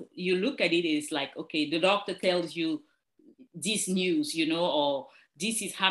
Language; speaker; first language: English; non-native, local second language; French